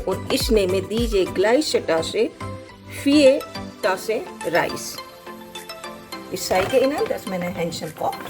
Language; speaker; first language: German; non-native, learner; Hindi